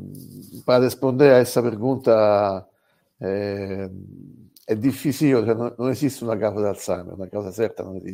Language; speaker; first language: Portuguese; non-native, learner; Italian